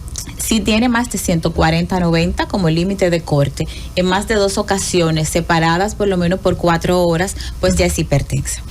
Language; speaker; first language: Spanish; native; Spanish